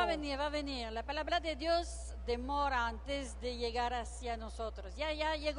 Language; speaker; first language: Spanish; non-native, fluent; French